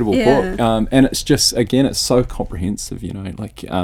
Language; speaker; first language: English; native; English